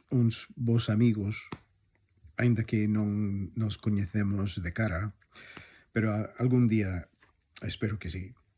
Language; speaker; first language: Galician; non-native, fluent; English